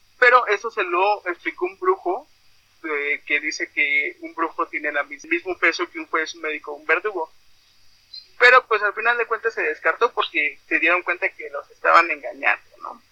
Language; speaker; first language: Spanish; native; Spanish